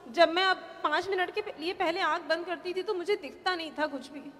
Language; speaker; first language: Hindi; native; Hindi